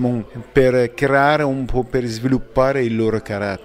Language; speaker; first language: Italian; non-native, fluent; Persian